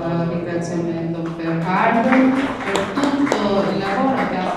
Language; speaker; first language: Italian; non-native, learner; Albanian